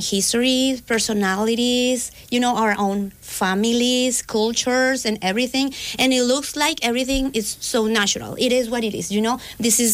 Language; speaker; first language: English; non-native, fluent; Spanish